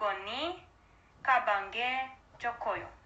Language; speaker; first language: Korean; non-native, learner; Romanian